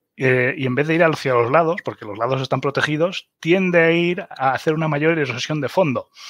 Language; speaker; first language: Spanish; early bilingual, other home language; German